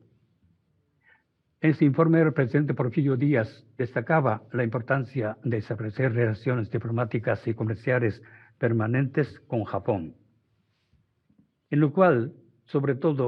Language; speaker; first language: Spanish; non-native, fluent; Japanese